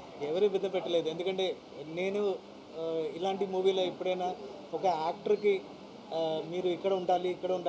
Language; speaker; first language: Telugu; non-native, fluent; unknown